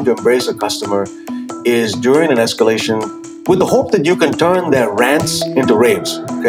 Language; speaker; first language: English; non-native, local second language; Malayalam